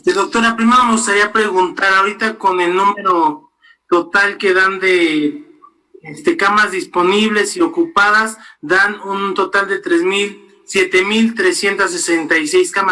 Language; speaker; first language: Spanish; native; Spanish